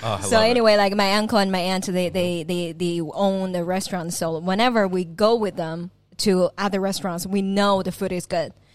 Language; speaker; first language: English; non-native, fluent; Chinese